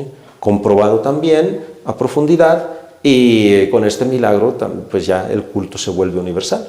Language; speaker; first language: Spanish; native; Spanish